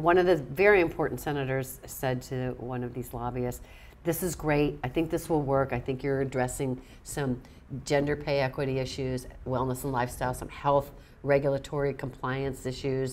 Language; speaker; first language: English; native; English